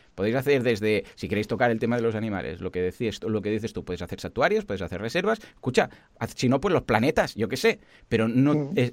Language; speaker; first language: Spanish; native; Spanish